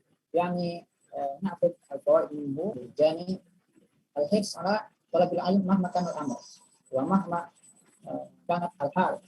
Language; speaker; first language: Arabic; non-native, learner; Indonesian